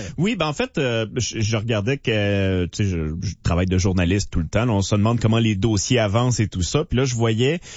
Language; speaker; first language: French; native; French